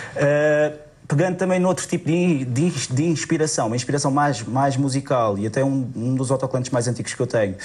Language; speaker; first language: Portuguese; native; Portuguese